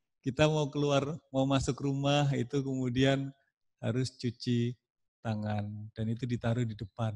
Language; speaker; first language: Indonesian; non-native, local second language; Javanese